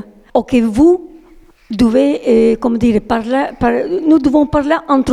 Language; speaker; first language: French; non-native, fluent; Italian